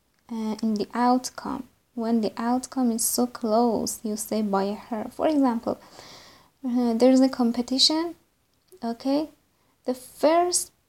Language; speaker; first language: English; non-native, fluent; Persian